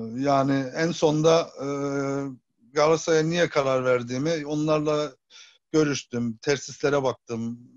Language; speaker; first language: Turkish; early bilingual, heritage; Turkish